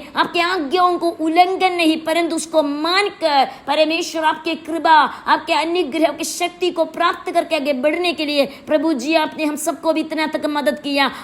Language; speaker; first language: Hindi; non-native, local second language; Malayalam